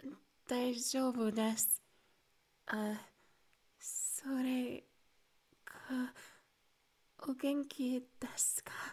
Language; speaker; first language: Japanese; non-native, learner; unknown